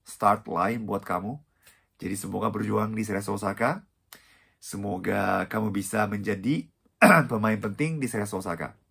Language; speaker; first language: Indonesian; non-native, fluent; Japanese